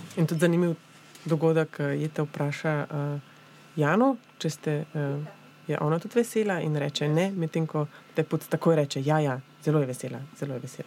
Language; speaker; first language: Slovenian; native; Slovenian